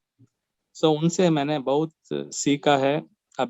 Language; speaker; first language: Hindi; non-native, local second language; Kannada